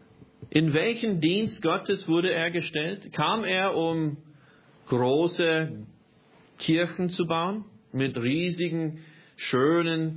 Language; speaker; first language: German; non-native, fluent; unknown